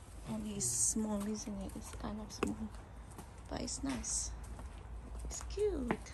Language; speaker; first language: English; non-native, fluent; Indonesian